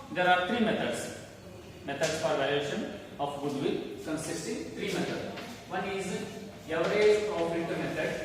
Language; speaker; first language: English; non-native, local second language; Kannada